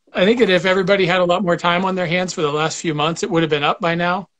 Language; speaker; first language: English; native; English